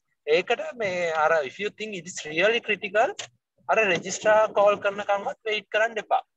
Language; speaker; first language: English; non-native, local second language; Sinhala